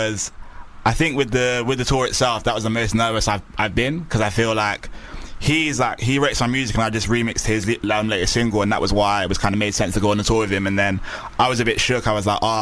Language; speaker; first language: English; native; English